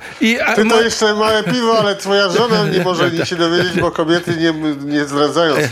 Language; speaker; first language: Polish; native; Polish